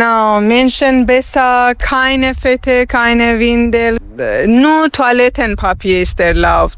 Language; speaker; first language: German; non-native, learner; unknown